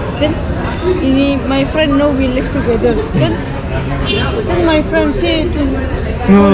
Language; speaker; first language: English; non-native, learner; Indonesian